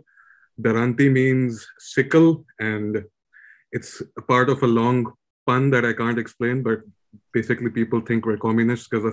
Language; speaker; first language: English; non-native, local second language; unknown